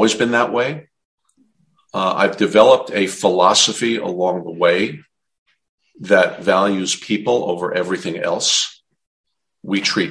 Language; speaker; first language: English; native; English